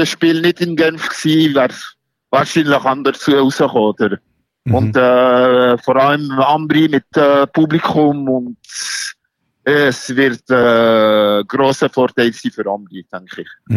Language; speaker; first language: German; non-native, local second language; French